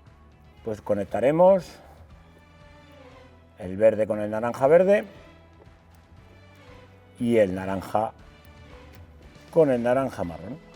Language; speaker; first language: Spanish; native; Spanish